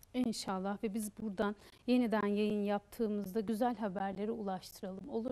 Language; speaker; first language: Turkish; native; Turkish